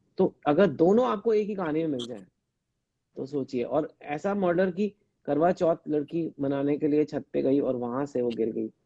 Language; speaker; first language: Hindi; native; Hindi